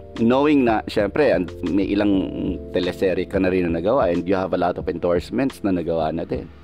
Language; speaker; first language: Filipino; native; Filipino